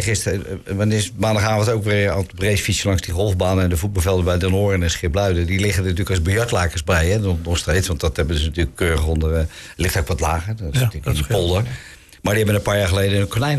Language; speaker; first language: Dutch; native; Dutch